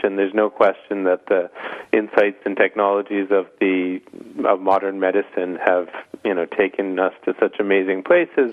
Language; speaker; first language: English; native; English